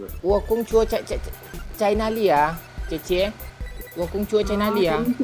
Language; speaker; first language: Chinese; non-native, learner; Indonesian